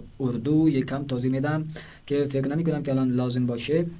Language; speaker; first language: Persian; non-native, fluent; Urdu